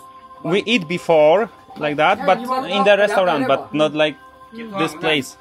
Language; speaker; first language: English; non-native, learner; Polish